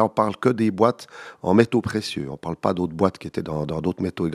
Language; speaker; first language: French; native; French